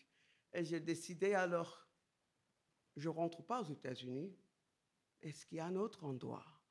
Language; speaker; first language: French; non-native, fluent; English